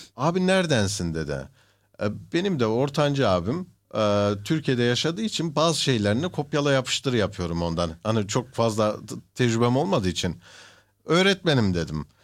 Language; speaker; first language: Turkish; early bilingual, heritage; Turkish